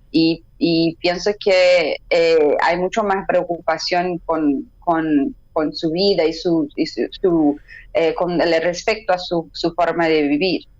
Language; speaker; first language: Spanish; non-native, fluent; Portuguese